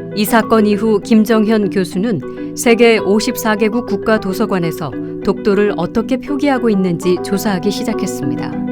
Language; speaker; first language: Korean; native; Korean